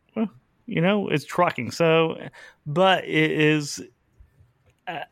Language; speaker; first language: English; native; English